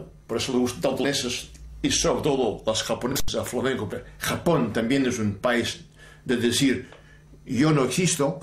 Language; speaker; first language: Spanish; non-native, fluent; Dutch